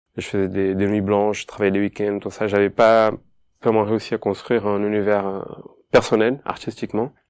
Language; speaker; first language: French; non-native, fluent; Portuguese